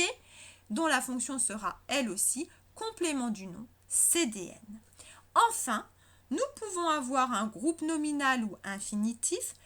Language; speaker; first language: French; native; French